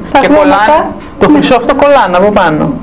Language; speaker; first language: Greek; native; Greek